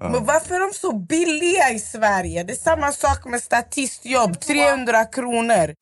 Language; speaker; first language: Swedish; non-native, local second language; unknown